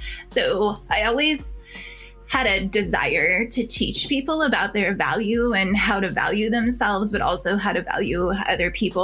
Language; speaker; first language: English; native; English